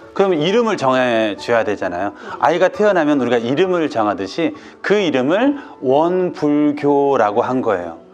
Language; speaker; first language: Korean; native; Korean